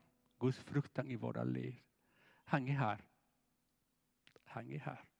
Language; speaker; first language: Swedish; non-native, fluent; Spanish